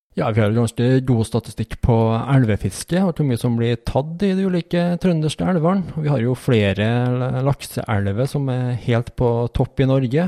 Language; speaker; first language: Norwegian; native; Norwegian